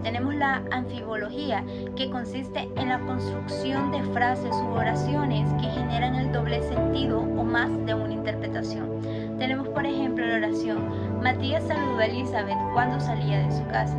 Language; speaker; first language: Spanish; native; Spanish